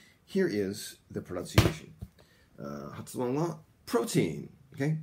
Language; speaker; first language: English; native; English